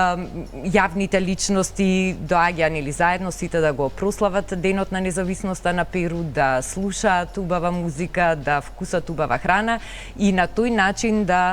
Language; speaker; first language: Macedonian; native; Macedonian